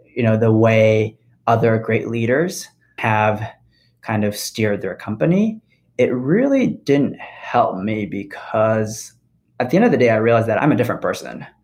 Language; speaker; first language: English; non-native, fluent; Japanese